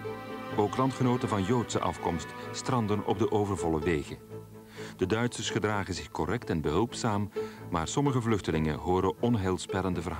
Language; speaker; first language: Dutch; native; Dutch